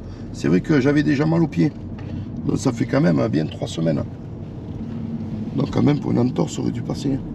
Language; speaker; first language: French; native; French